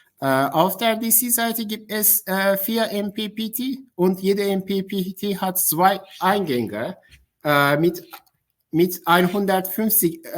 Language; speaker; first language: German; non-native, fluent; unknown